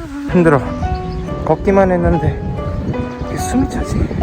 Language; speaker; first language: Korean; native; Korean